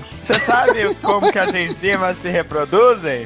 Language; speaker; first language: Portuguese; native; Portuguese